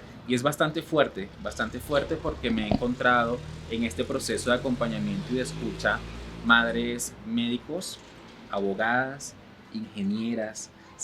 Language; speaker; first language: Spanish; native; Spanish